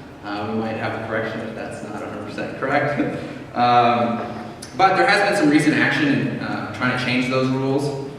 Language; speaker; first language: English; native; English